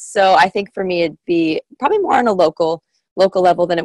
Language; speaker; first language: English; native; English